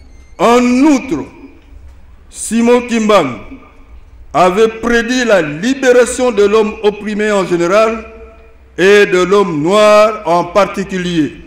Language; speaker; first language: French; non-native, local second language; Lingala